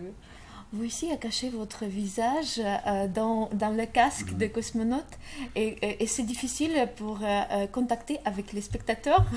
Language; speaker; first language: French; non-native, learner; Russian